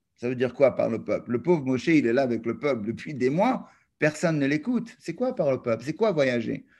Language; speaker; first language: French; native; French